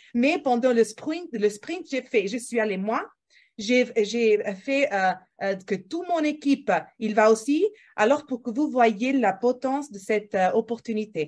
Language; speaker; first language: French; non-native, fluent; Portuguese